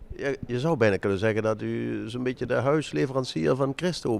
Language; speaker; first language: Dutch; native; Dutch